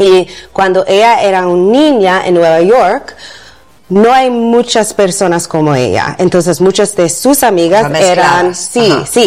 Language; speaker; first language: Spanish; non-native, learner; English